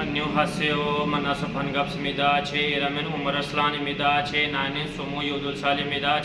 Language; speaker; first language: Korean; non-native, learner; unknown